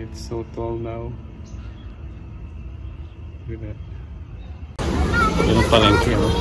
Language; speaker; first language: English; non-native, local second language; Filipino